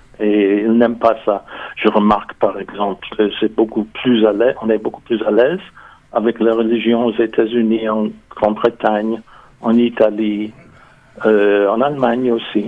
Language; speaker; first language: French; non-native, fluent; English